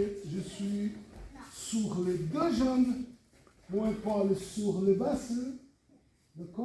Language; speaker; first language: French; non-native, fluent; Portuguese